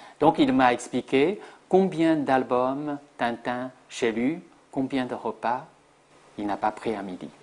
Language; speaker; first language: French; non-native, fluent; Chinese